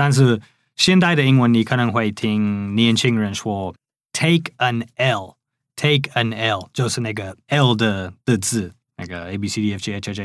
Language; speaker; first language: Chinese; non-native, fluent; English